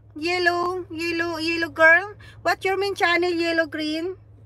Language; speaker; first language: English; non-native, local second language; Cebuano